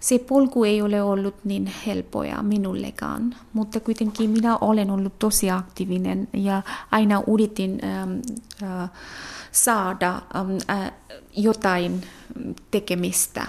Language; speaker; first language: Finnish; non-native, fluent; Bangla